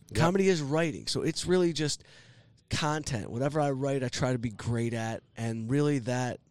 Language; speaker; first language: English; native; English